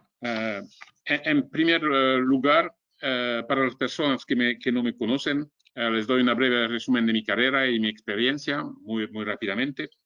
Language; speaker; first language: Spanish; non-native, fluent; French